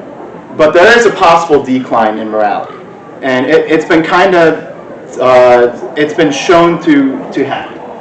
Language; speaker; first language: English; native; English